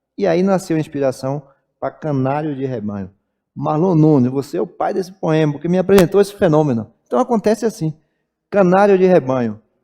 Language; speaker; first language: Portuguese; native; Portuguese